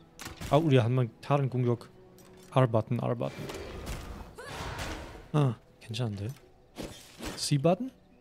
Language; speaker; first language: Korean; non-native, fluent; German